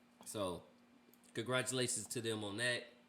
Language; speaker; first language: English; native; English